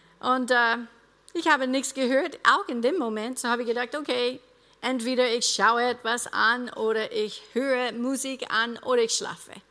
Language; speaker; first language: German; non-native, fluent; English